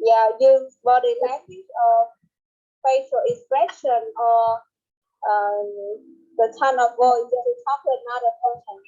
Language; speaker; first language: English; non-native, learner; Vietnamese